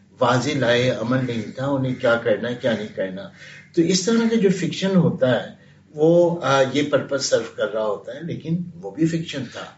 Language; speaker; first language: Urdu; native; Urdu